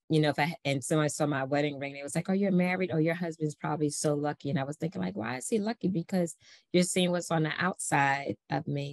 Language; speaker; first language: English; native; English